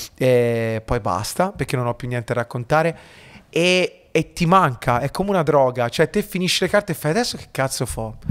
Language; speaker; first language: Italian; native; Italian